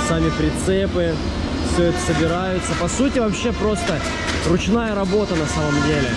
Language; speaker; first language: Russian; native; Russian